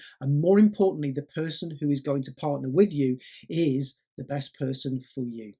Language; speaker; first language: English; native; English